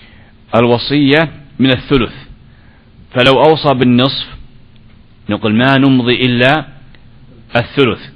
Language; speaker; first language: Arabic; native; Arabic